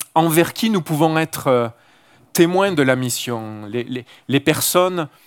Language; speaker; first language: French; native; French